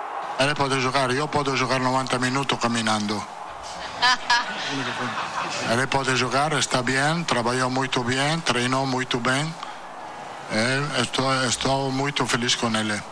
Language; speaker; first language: Portuguese; non-native, learner; Italian